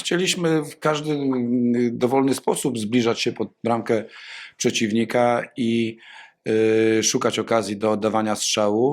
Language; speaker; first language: Polish; native; Polish